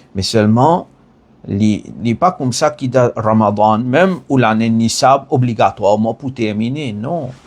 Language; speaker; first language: French; non-native, learner; Morisyen